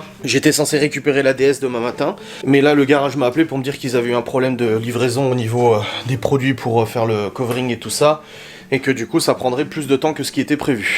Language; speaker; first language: French; native; French